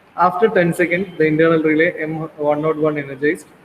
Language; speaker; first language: English; non-native, local second language; Malayalam